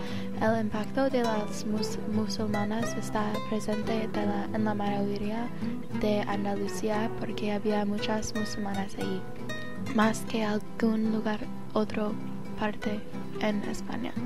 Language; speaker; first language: Spanish; non-native, learner; English